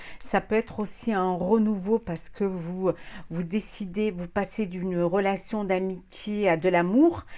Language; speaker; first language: French; native; French